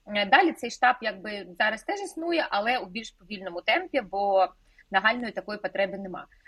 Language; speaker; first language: Ukrainian; native; Ukrainian